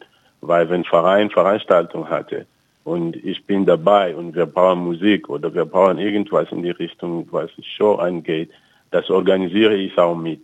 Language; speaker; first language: German; non-native, fluent; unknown